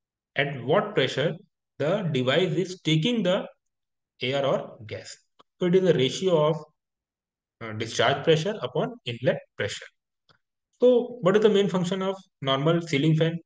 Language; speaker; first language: English; non-native, local second language; Hindi